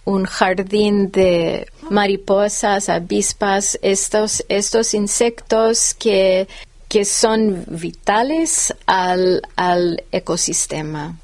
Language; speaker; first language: Spanish; non-native, fluent; English